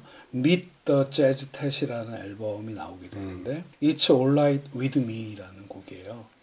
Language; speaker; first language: Korean; native; Korean